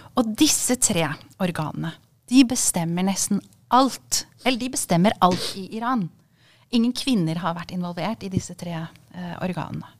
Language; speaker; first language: Norwegian; early bilingual, other home language; Kurdish